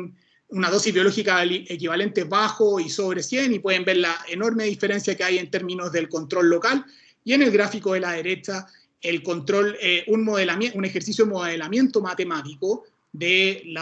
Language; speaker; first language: Spanish; native; Spanish